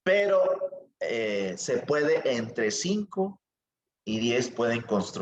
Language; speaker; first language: Spanish; native; Spanish